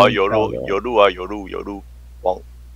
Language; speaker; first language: Chinese; native; Chinese